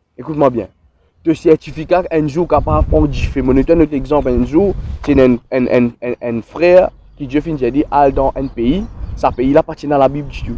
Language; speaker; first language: French; non-native, local second language; Morisyen